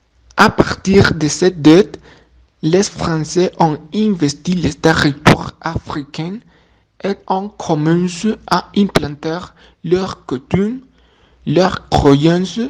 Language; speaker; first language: French; non-native, learner; Spanish